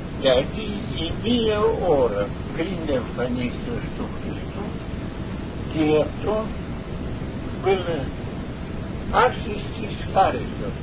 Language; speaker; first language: Greek; non-native, fluent; Russian